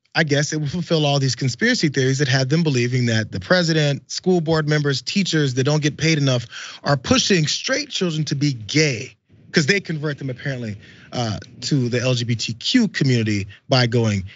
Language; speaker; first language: English; native; English